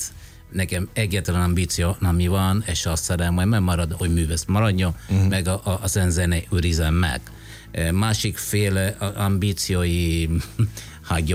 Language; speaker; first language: Hungarian; non-native, fluent; Italian